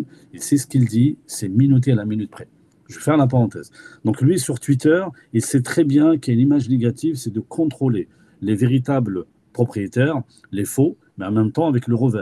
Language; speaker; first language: French; native; French